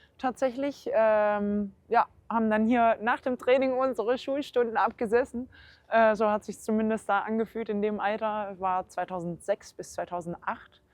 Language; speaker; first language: German; early bilingual, heritage; German